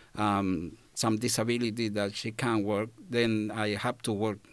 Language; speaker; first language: English; non-native, fluent; Spanish